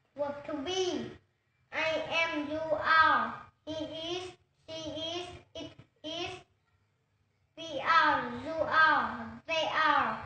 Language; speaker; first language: English; non-native, learner; Thai